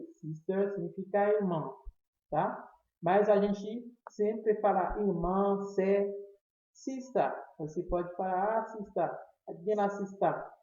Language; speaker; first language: Portuguese; non-native, fluent; Haitian Creole